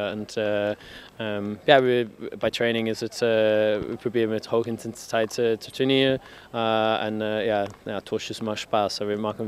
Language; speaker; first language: German; non-native, fluent; English